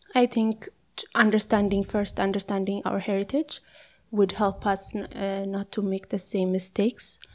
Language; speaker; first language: English; non-native, fluent; Amharic